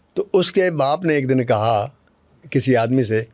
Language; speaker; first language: Urdu; non-native, local second language; Punjabi